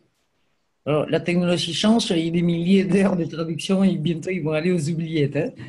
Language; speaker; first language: French; native; French